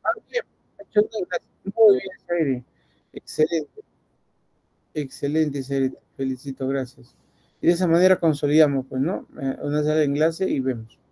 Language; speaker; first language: Spanish; native; Spanish